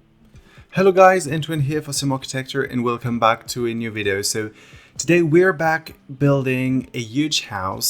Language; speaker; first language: English; non-native, fluent; French